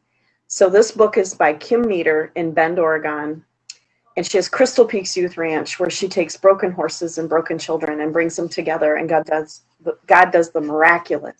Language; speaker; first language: English; native; English